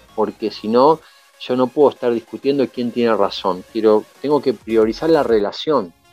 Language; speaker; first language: Spanish; native; Spanish